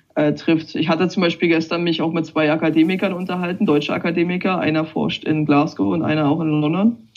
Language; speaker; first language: German; native; German